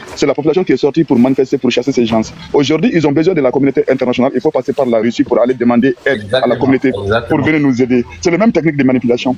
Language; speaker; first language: French; non-native, local second language; Bambara